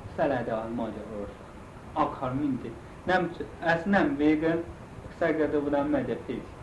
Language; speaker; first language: Hungarian; non-native, learner; Chinese